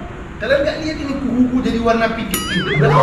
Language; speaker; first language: Indonesian; native; Indonesian